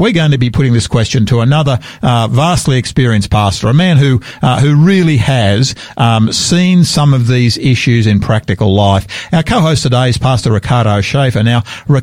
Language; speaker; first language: English; native; English